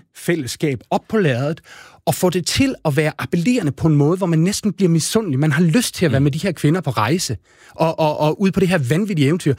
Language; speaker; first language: Danish; native; Danish